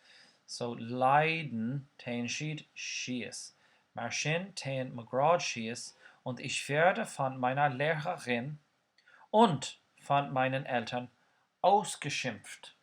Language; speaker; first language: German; non-native, fluent; Irish